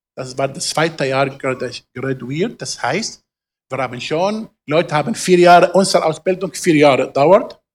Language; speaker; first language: German; non-native, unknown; Arabic